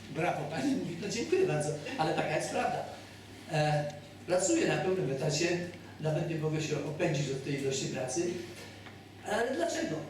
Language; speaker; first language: Polish; native; Polish